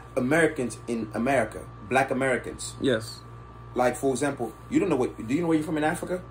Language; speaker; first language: English; non-native, local second language; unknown